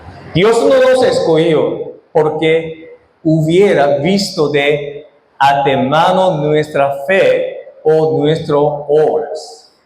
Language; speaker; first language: Spanish; non-native, fluent; Korean